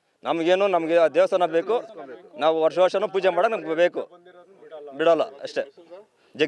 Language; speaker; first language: Kannada; native; Kannada